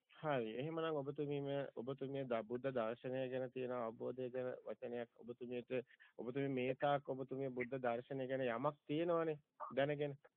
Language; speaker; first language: Sinhala; native; Sinhala